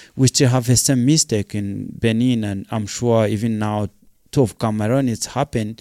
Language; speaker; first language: English; non-native, local second language; Kinyarwanda